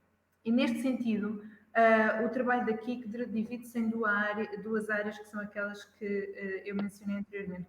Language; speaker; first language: Portuguese; native; Portuguese